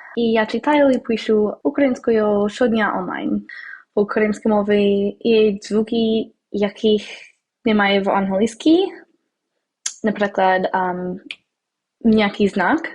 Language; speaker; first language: Ukrainian; non-native, learner; English